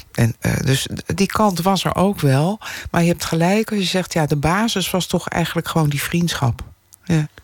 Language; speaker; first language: Dutch; native; Dutch